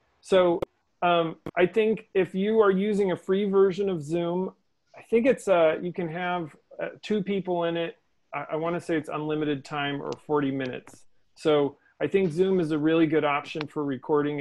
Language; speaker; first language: English; native; English